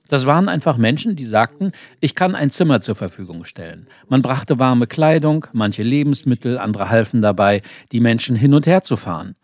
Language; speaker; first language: German; non-native, fluent; Ukrainian